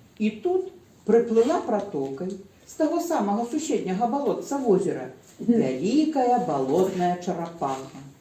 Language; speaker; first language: Belarusian; non-native, local second language; Russian